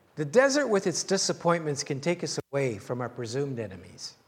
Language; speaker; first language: English; native; English